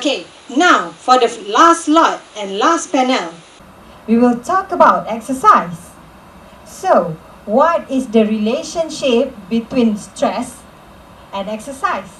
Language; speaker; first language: English; non-native, local second language; Malay